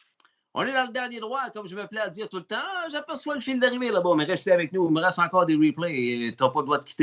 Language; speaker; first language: French; native; French